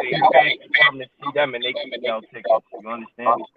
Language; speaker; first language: English; native; English